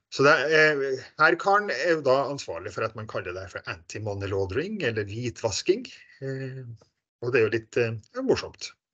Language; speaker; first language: Norwegian; native; Norwegian